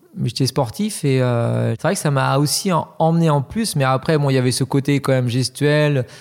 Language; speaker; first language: French; native; French